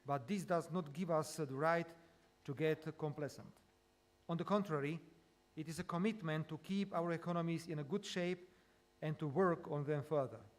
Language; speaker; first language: English; non-native, fluent; Slovak